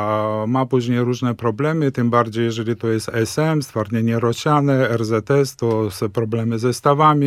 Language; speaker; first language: Polish; early bilingual, heritage; Polish